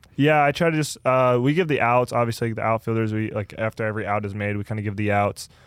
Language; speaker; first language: English; early bilingual, other home language; Spanish